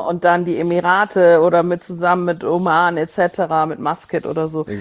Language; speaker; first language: German; native; German